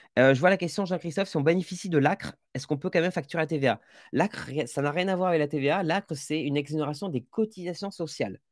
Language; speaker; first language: French; native; French